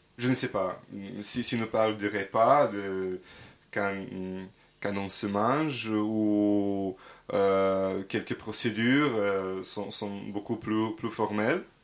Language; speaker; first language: French; non-native, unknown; Serbian